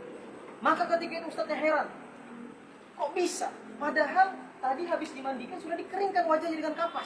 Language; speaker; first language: Indonesian; native; Indonesian